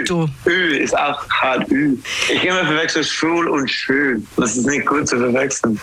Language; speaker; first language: German; non-native, learner; English